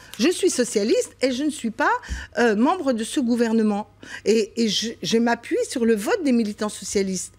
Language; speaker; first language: French; native; French